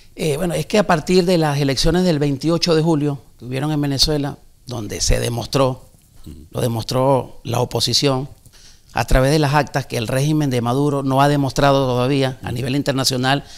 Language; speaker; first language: Spanish; native; Spanish